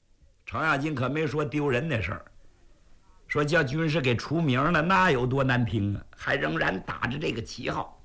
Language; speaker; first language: Chinese; native; Chinese